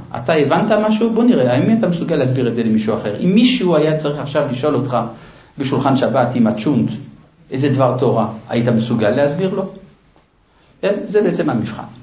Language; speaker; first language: Hebrew; non-native, fluent; Spanish